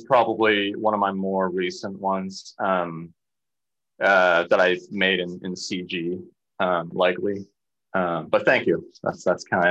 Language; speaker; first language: English; early bilingual, other home language; Cantonese